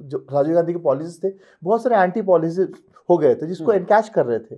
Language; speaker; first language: Hindi; non-native, local second language; Telugu